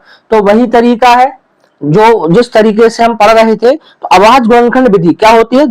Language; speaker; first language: Hindi; native; Hindi